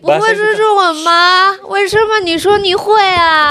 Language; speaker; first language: Chinese; non-native, fluent; Indonesian